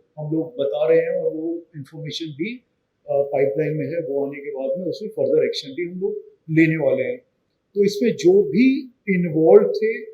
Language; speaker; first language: Hindi; non-native, local second language; Marathi